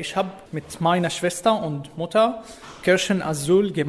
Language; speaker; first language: German; non-native, learner; Arabic